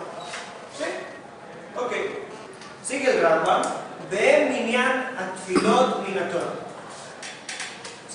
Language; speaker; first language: Spanish; non-native, fluent; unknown